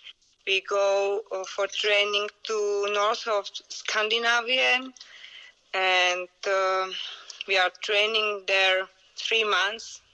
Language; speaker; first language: English; non-native, learner; Czech